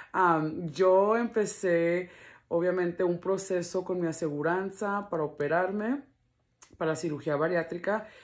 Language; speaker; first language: Spanish; early bilingual, heritage; Spanish